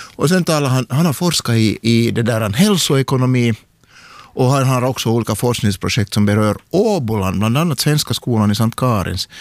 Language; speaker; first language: Swedish; native; Swedish